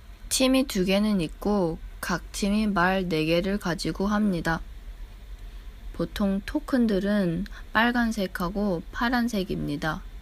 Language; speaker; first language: Korean; non-native, learner; English